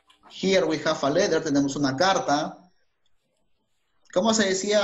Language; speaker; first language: Spanish; native; Spanish